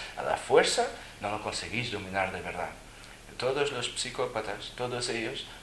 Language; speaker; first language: Spanish; non-native, fluent; Portuguese